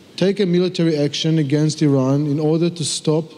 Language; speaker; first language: English; non-native, fluent; Hebrew